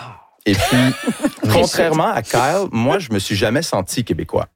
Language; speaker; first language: French; early bilingual, heritage; French